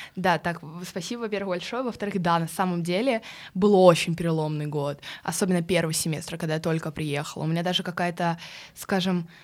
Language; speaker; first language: Russian; early bilingual, other home language; Swedish